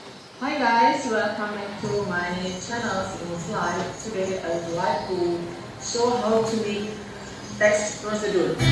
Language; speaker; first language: English; non-native, learner; Indonesian